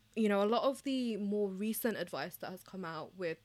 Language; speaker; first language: English; early bilingual, other home language; Bangla